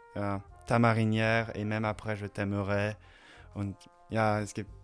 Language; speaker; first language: German; non-native, fluent; French